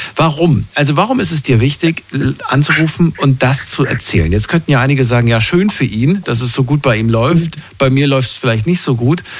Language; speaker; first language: German; native; German